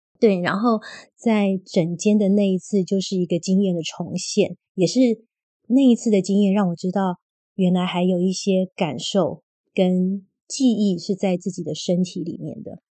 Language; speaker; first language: Chinese; native; Chinese